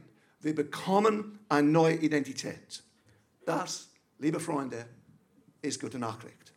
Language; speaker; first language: German; non-native, fluent; English